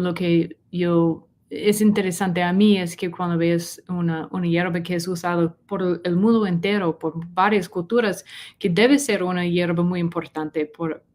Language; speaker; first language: Spanish; non-native, learner; English